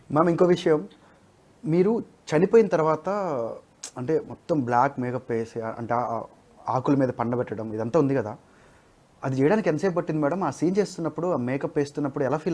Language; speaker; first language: Telugu; native; Telugu